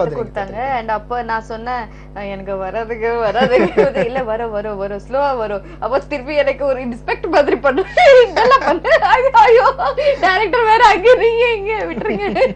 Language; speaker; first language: Tamil; non-native, local second language; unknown